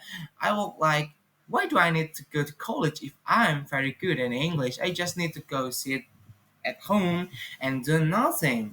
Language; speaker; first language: English; non-native, fluent; Indonesian